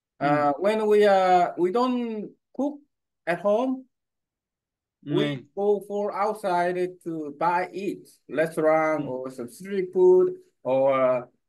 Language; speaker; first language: English; non-native, learner; Korean